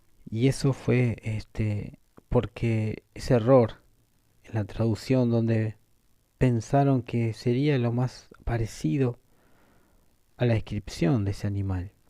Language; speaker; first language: Spanish; native; Spanish